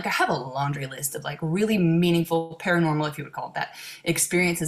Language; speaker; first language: English; native; English